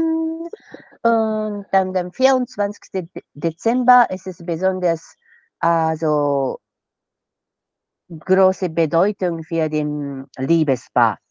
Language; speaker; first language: German; non-native, fluent; Japanese